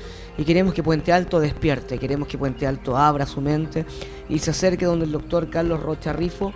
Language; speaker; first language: Spanish; native; Spanish